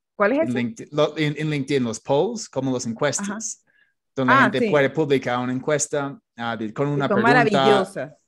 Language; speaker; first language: Spanish; non-native, fluent; English